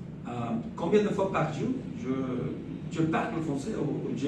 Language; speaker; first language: French; non-native, fluent; Spanish